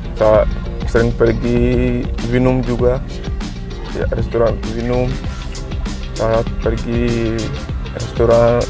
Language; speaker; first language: Indonesian; non-native, learner; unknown